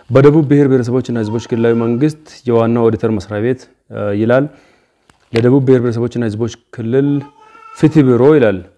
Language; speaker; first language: Amharic; non-native, local second language; Hadiyya